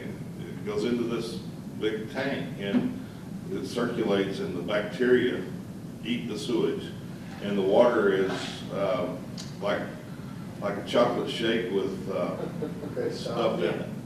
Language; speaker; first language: English; native; English